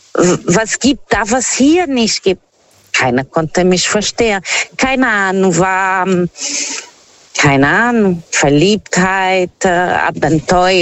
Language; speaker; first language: German; non-native, fluent; Portuguese